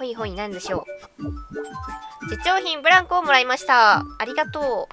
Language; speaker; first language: Japanese; native; Japanese